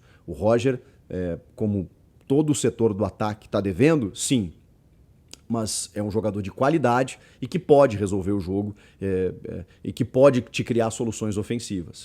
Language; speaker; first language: Portuguese; native; Portuguese